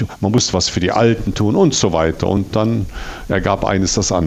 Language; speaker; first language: German; native; German